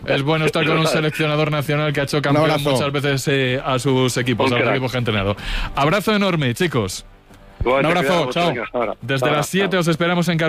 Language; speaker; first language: Spanish; native; Spanish